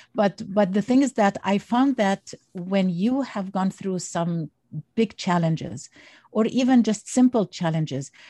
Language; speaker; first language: English; non-native, fluent; Arabic